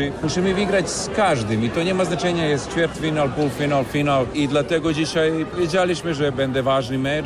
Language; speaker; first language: Polish; non-native, fluent; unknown